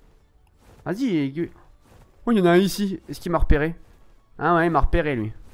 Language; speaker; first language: French; native; French